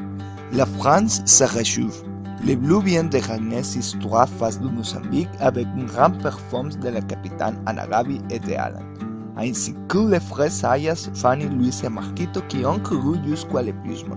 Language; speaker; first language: French; non-native, learner; Spanish